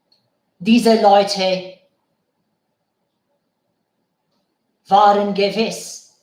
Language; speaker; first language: German; non-native, fluent; Bangla